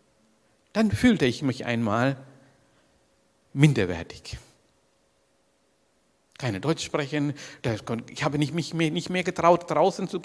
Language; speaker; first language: German; non-native, learner; Sinhala